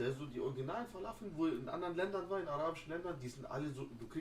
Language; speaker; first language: German; native; German